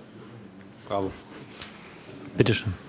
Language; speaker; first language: German; native; German